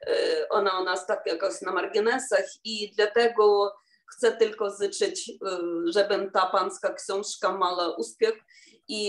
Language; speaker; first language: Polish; non-native, fluent; Ukrainian